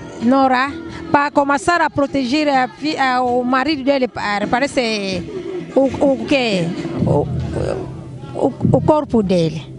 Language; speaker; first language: Portuguese; non-native, local second language; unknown